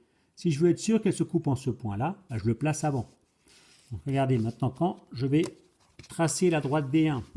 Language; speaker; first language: French; native; French